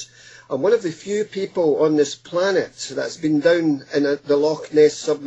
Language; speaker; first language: English; native; English